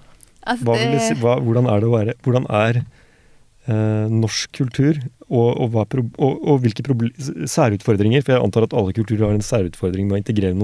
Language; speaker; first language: Norwegian; native; Norwegian